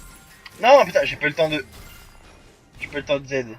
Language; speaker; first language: French; native; French